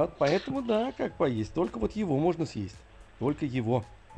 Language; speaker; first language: Russian; native; Russian